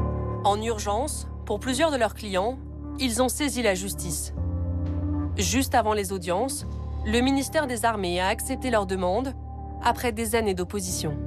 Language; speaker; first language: French; native; French